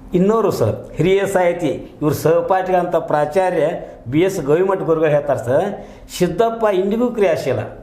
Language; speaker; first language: Kannada; native; Kannada